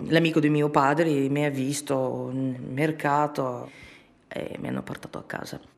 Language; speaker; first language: Italian; non-native, fluent; Arabic